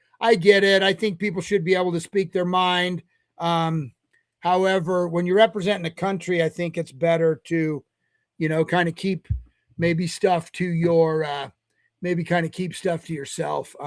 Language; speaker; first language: English; native; English